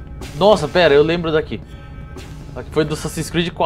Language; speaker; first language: Portuguese; native; Portuguese